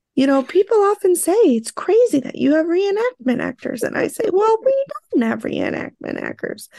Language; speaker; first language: English; native; English